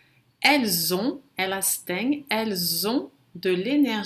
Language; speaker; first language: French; non-native, fluent; Portuguese